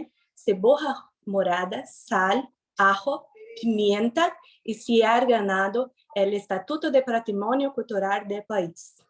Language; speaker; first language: Spanish; non-native, learner; Portuguese